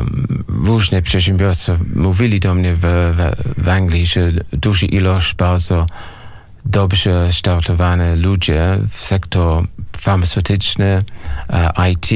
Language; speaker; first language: Polish; non-native, learner; English